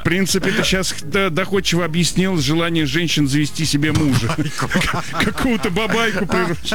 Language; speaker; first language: Russian; native; Russian